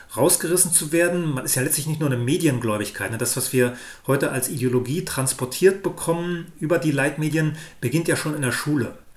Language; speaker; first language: German; native; German